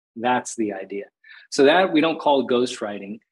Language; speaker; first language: English; native; English